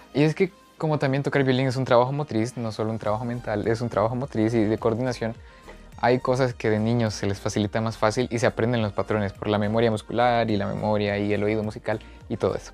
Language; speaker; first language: Spanish; native; Spanish